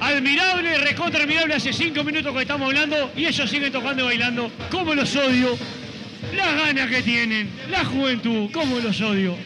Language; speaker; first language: Spanish; native; Spanish